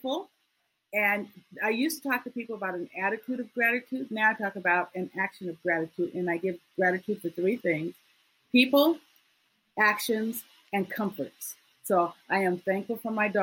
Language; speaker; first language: English; native; English